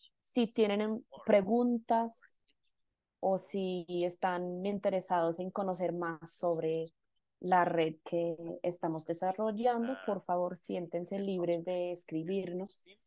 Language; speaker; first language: Spanish; non-native, fluent; Indonesian